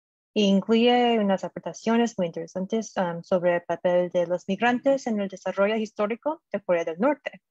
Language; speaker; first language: Spanish; non-native, fluent; English